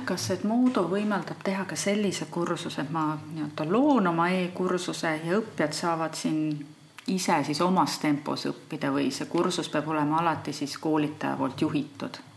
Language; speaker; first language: Estonian; native; Estonian